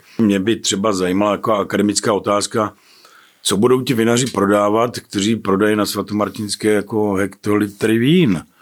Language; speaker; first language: Czech; native; Czech